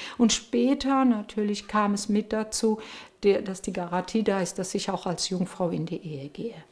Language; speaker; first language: German; early bilingual, other home language; Turkish